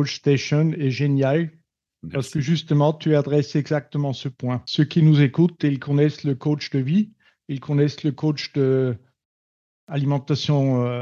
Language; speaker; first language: French; non-native, fluent; German